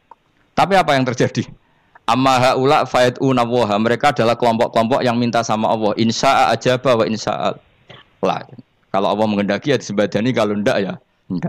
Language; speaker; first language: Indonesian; non-native, local second language; Javanese